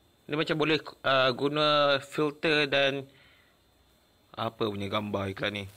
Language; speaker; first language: Malay; native; Malay